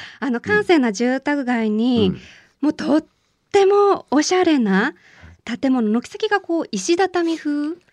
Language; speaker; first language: Japanese; native; Japanese